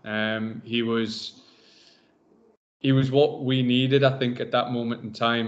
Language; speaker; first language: English; native; English